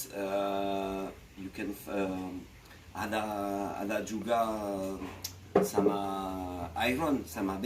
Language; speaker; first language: Indonesian; non-native, learner; French